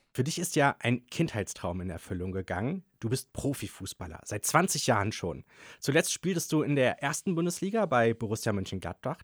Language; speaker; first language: German; native; German